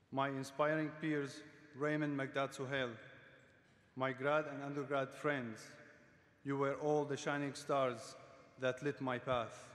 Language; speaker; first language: English; non-native, fluent; Arabic